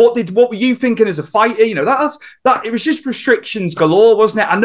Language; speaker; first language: English; native; English